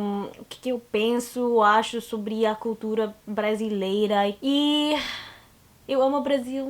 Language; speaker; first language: Portuguese; non-native, learner; English